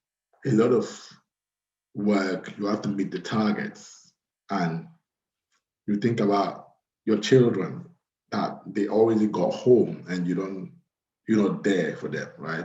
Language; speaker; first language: English; non-native, fluent; French